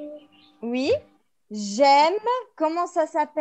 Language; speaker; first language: French; non-native, fluent; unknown